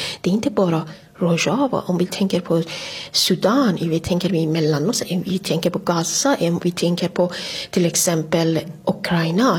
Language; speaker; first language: Swedish; non-native, fluent; Persian